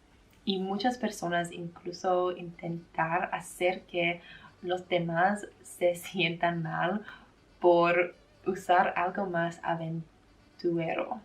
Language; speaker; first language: Spanish; non-native, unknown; English